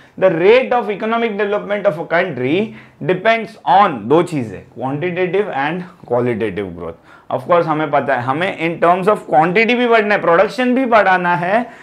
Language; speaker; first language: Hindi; non-native, local second language; Gujarati